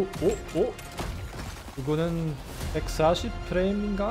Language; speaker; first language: Korean; non-native, fluent; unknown